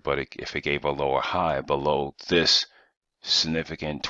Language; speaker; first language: English; native; English